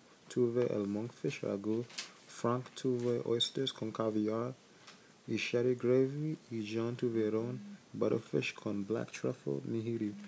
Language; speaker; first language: Spanish; non-native, learner; English